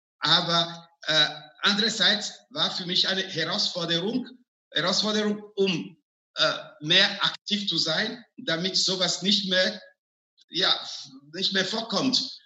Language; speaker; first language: German; non-native, fluent; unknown